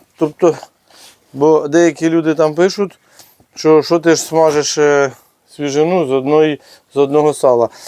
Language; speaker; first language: Ukrainian; native; Ukrainian